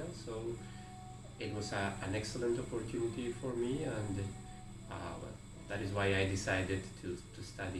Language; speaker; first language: English; non-native, fluent; Spanish